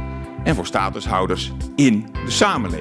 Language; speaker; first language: Dutch; native; Dutch